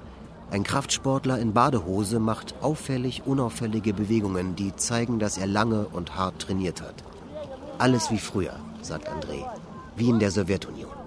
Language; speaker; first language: German; native; German